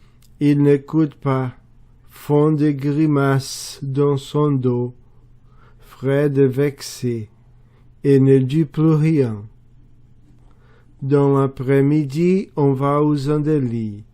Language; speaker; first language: French; non-native, learner; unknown